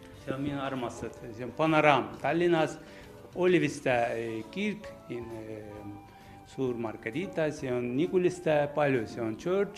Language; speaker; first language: Estonian; non-native, learner; Azerbaijani